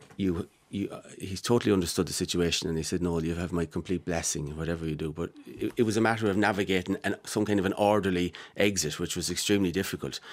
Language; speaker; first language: English; native; English